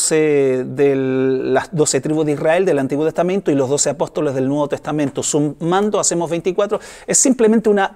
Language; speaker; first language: Spanish; native; Spanish